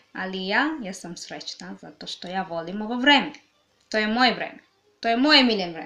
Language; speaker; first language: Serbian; non-native, learner; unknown